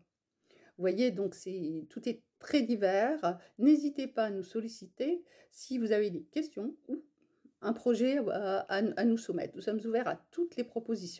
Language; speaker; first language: French; native; French